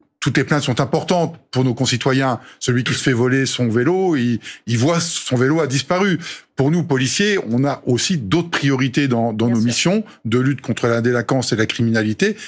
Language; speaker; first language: French; native; French